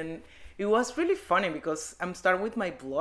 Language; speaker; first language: English; non-native, learner; Spanish